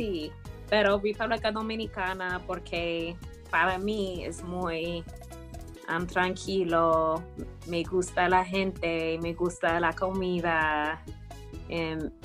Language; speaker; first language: Spanish; early bilingual, heritage; English